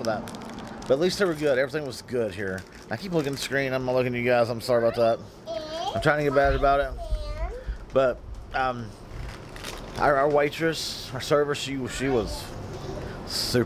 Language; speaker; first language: English; native; English